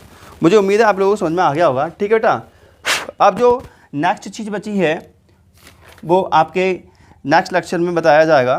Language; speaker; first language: Hindi; native; Hindi